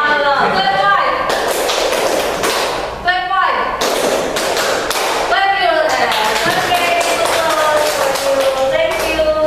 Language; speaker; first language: English; non-native, learner; Indonesian